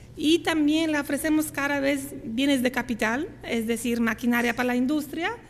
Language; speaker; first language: Spanish; non-native, fluent; Polish